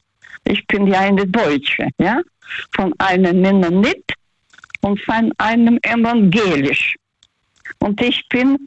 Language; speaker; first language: German; early bilingual, other home language; Russian